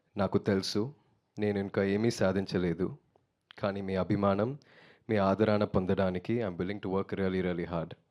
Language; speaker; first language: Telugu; non-native, learner; Tamil